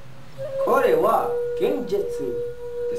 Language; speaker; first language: Japanese; non-native, learner; English